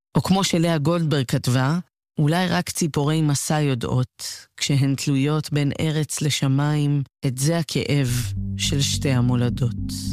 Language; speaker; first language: Hebrew; native; Hebrew